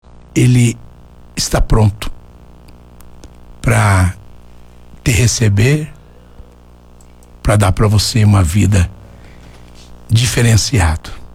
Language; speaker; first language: Portuguese; native; Portuguese